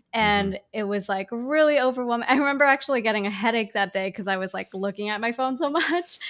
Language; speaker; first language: English; native; English